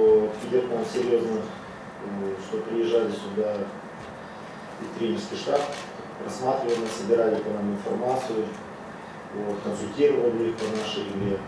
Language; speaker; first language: Russian; native; Russian